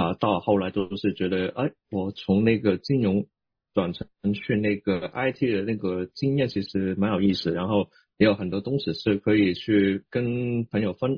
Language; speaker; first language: Chinese; non-native, local second language; Cantonese